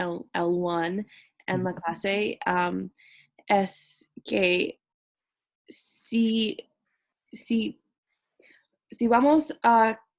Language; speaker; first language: Spanish; non-native, fluent; English